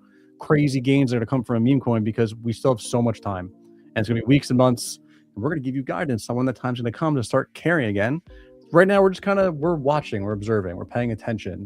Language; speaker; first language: English; native; English